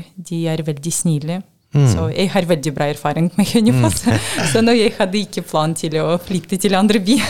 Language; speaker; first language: Norwegian; non-native, learner; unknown